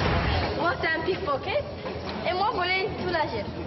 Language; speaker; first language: French; non-native, learner; Romanian